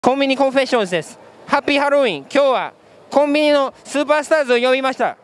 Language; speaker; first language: Japanese; early bilingual, heritage; English